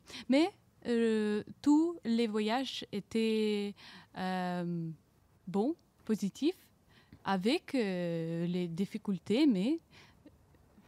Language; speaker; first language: French; non-native, learner; Ukrainian